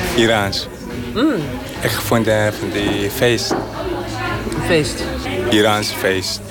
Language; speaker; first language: Dutch; non-native, learner; Persian